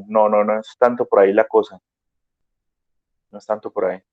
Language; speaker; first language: Spanish; native; Spanish